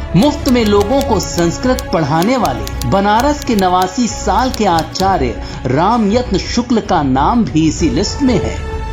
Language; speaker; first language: Hindi; native; Hindi